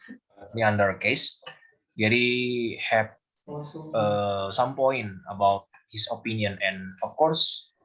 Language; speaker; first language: English; non-native, learner; Indonesian